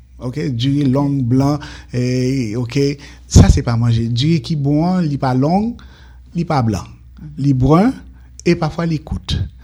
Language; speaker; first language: French; non-native, local second language; Haitian Creole